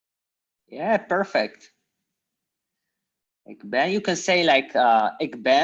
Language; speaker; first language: Dutch; non-native, fluent; Polish